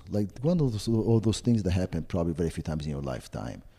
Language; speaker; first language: English; non-native, fluent; Italian